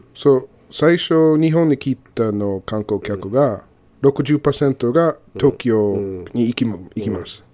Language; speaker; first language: Japanese; non-native, learner; English